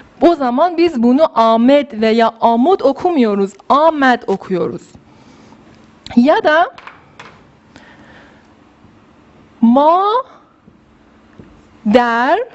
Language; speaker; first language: Turkish; non-native, fluent; Persian